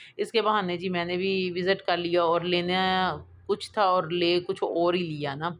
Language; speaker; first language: Urdu; non-native, local second language; Punjabi